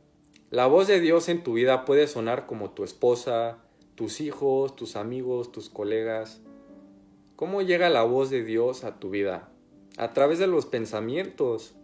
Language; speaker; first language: Spanish; native; Spanish